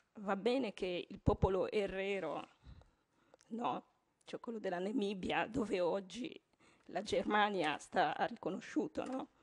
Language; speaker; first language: Italian; non-native, fluent; Kinyarwanda